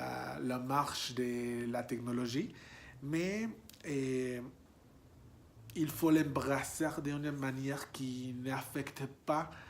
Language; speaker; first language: French; non-native, learner; Spanish